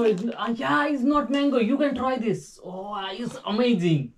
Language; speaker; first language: English; non-native, learner; Hindi